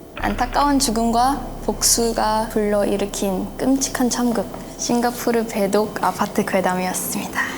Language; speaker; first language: Korean; non-native, fluent; Chinese